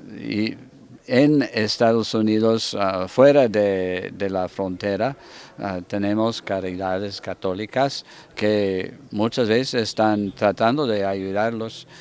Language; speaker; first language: Spanish; non-native, fluent; English